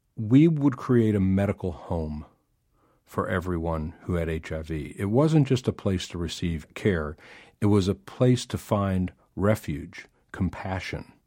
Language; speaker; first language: English; native; English